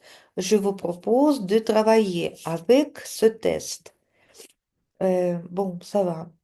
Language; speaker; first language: French; non-native, fluent; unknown